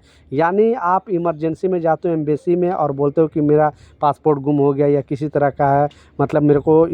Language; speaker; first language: Hindi; native; Hindi